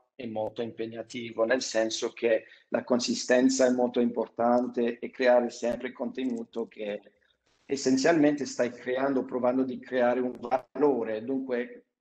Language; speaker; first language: Italian; non-native, fluent; English